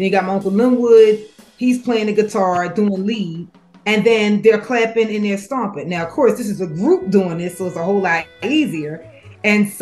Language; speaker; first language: English; native; English